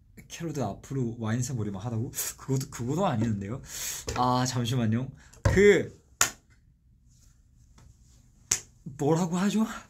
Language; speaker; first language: Korean; non-native, fluent; Chinese